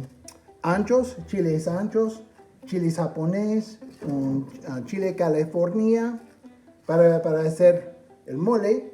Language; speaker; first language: Spanish; non-native, fluent; English